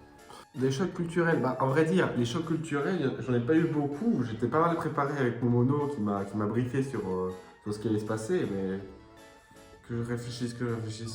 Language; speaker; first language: French; native; French